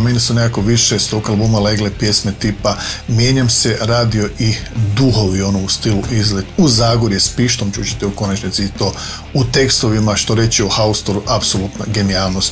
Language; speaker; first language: Croatian; native; Croatian